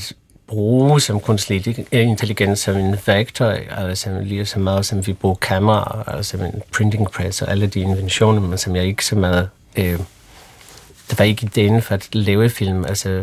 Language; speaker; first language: Danish; non-native, fluent; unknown